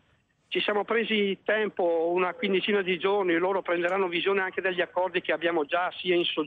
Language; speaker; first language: Italian; native; Italian